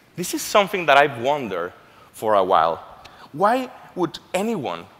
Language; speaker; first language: English; non-native, fluent; Spanish